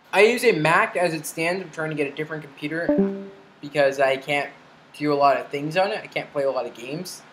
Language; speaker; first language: English; native; English